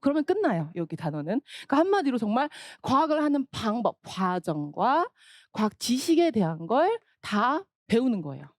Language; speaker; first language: Korean; native; Korean